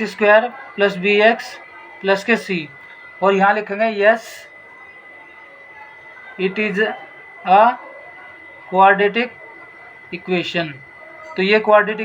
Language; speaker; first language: Hindi; native; Hindi